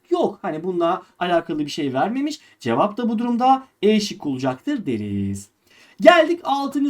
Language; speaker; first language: Turkish; native; Turkish